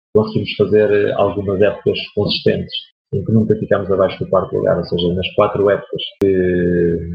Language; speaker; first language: Portuguese; native; Portuguese